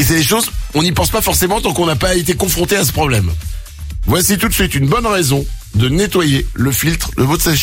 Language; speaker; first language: French; native; French